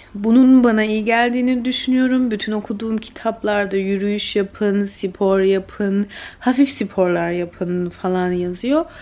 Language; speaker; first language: Turkish; early bilingual, heritage; Turkish